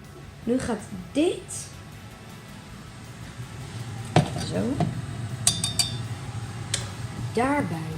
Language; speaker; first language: Dutch; native; Dutch